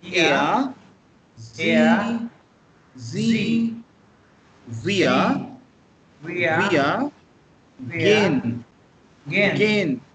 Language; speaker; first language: German; non-native, fluent; Hindi